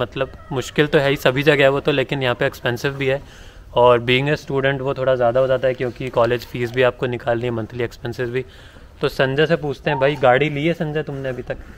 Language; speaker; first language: Hindi; native; Hindi